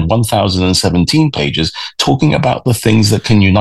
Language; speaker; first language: English; native; English